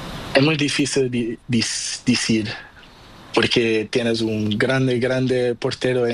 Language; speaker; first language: Spanish; non-native, learner; Portuguese